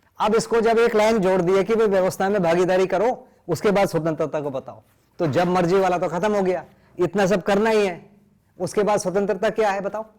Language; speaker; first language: Hindi; non-native, local second language; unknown